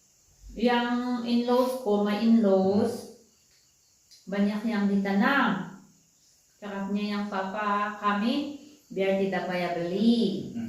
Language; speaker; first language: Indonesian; non-native, learner; Filipino